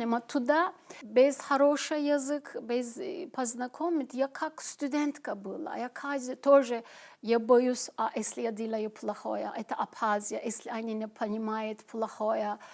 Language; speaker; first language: Russian; non-native, learner; Turkish